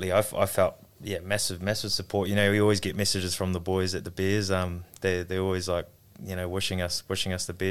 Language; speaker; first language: English; native; English